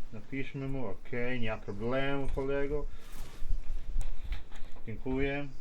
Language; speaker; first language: Polish; native; Polish